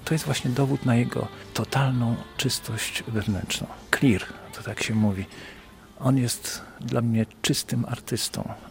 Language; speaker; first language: Polish; native; Polish